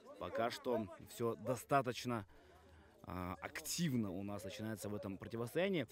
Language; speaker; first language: Russian; non-native, local second language; Kyrgyz